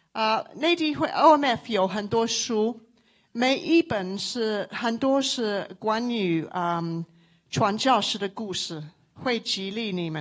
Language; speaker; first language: Chinese; non-native, local second language; English